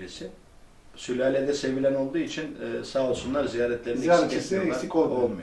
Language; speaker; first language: Turkish; early bilingual, other home language; Albanian